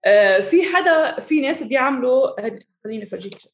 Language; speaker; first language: Arabic; early bilingual, other home language; English